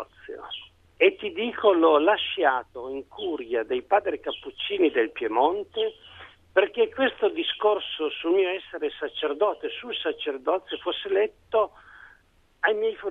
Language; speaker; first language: Italian; native; Italian